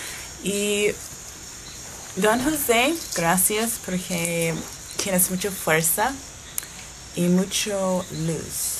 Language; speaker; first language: Spanish; non-native, fluent; English